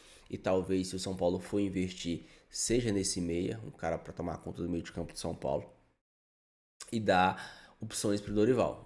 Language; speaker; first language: Portuguese; native; Portuguese